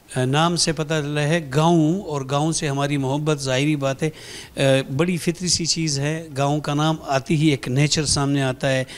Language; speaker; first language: Urdu; non-native, local second language; Pashto